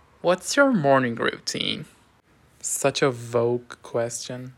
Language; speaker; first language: English; non-native, fluent; Turkish